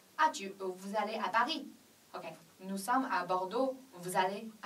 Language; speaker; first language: French; non-native, learner; Chinese